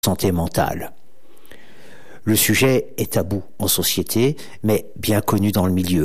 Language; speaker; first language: French; native; French